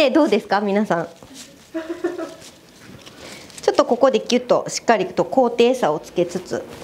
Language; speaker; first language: Japanese; native; Japanese